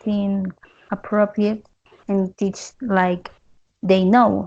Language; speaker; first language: English; non-native, learner; Spanish